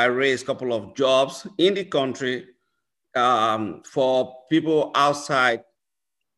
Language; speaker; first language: English; non-native, local second language; Yoruba